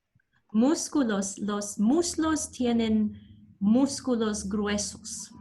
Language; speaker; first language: Spanish; non-native, learner; English